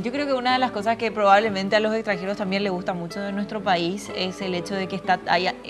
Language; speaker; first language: Spanish; native; Spanish